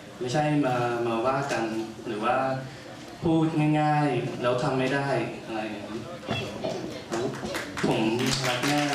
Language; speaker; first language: Thai; early bilingual, heritage; Dutch